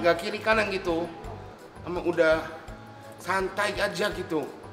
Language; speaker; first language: Indonesian; non-native, fluent; Japanese